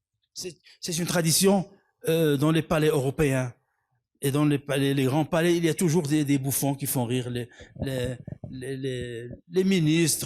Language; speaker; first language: French; non-native, local second language; Arabic